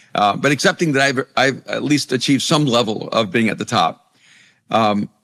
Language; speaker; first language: English; non-native, fluent; Spanish